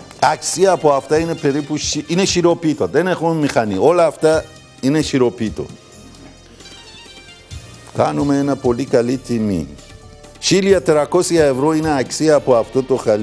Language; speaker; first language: Greek; non-native, learner; Persian